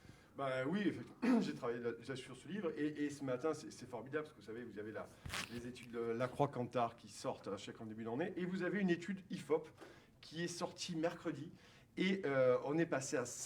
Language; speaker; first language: French; native; French